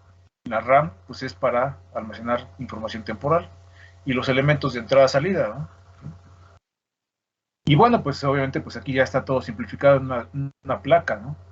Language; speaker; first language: Spanish; native; Spanish